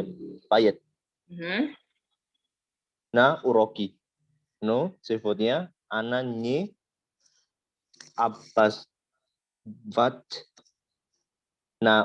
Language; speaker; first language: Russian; non-native, learner; Indonesian